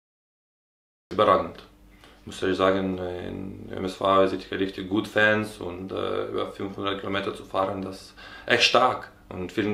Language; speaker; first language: German; non-native, learner; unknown